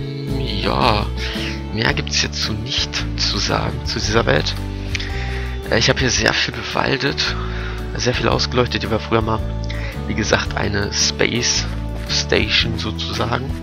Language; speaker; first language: German; native; German